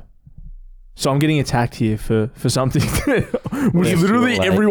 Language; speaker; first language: English; native; English